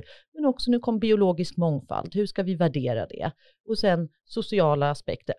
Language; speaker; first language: Swedish; native; Swedish